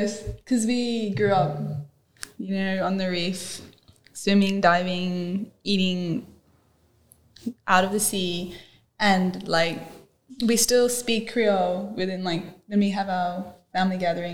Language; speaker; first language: English; non-native, local second language; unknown